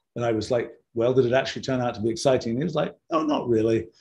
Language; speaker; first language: English; native; English